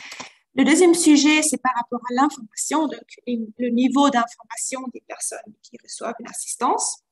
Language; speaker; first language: French; non-native, fluent; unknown